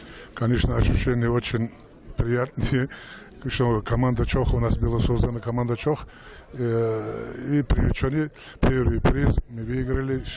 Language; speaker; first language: Russian; non-native, local second language; Avaric